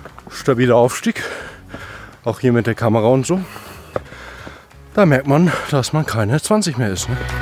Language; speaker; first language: German; native; German